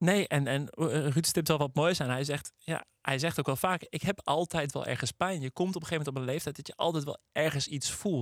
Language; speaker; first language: Dutch; native; Dutch